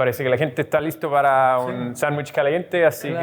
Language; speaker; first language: Spanish; non-native, fluent; English